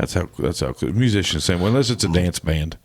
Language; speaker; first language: English; native; English